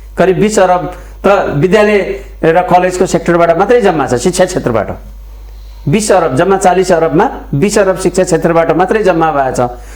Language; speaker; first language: Nepali; native; Nepali